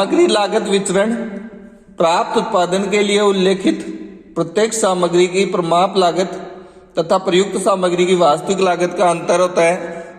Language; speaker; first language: Hindi; native; Hindi